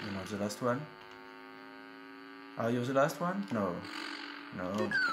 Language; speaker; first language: English; non-native, learner; French